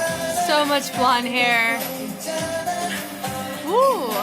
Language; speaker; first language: English; native; English